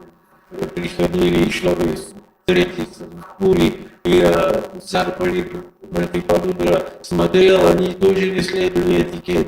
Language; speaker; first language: Russian; non-native, learner; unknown